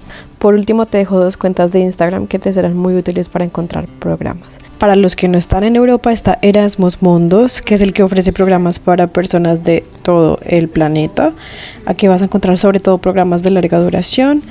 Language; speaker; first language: Spanish; native; Spanish